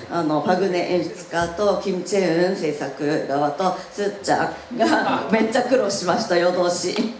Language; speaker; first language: Japanese; non-native, fluent; Korean